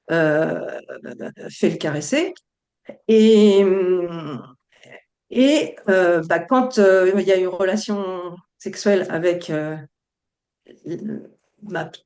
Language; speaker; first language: French; native; French